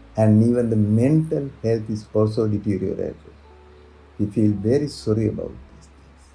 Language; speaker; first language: English; non-native, local second language; Sinhala